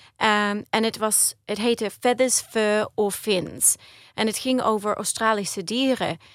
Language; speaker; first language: Dutch; early bilingual, heritage; Dutch